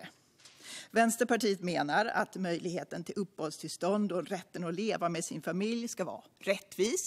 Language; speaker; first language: Swedish; native; Swedish